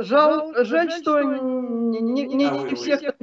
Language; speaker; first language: Russian; native; Russian